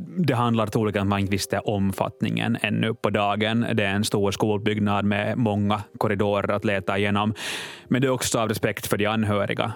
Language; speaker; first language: Swedish; native; Swedish